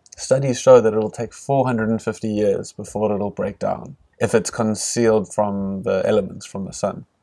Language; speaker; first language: English; native; English